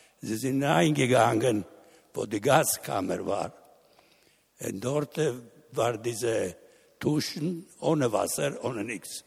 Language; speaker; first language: German; non-native, learner; Italian